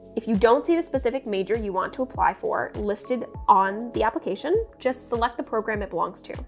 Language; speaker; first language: English; native; English